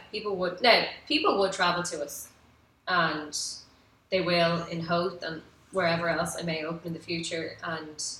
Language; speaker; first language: English; native; English